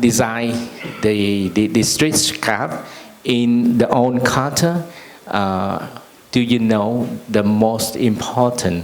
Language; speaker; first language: English; non-native, learner; Vietnamese